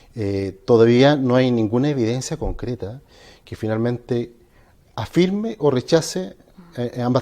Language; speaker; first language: Spanish; native; Spanish